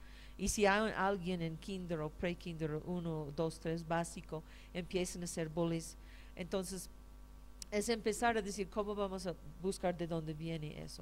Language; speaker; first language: Spanish; non-native, fluent; English